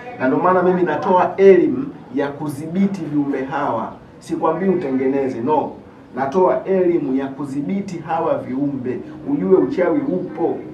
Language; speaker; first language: Swahili; native; Swahili